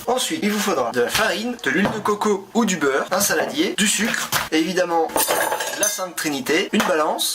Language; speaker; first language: French; native; French